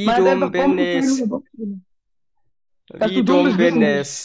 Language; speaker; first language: German; native; German